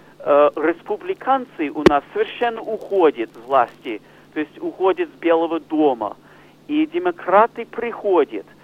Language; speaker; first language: Russian; non-native, fluent; English